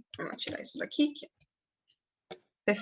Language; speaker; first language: Portuguese; non-native, fluent; German